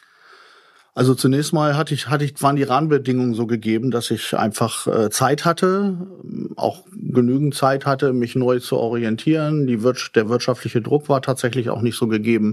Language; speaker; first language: German; native; German